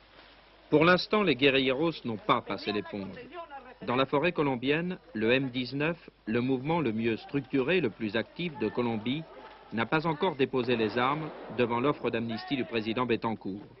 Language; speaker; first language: French; native; French